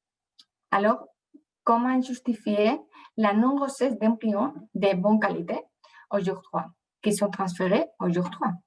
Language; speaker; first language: French; non-native, fluent; Spanish